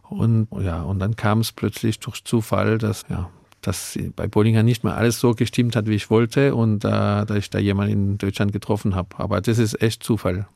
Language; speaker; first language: German; non-native, local second language; Swiss German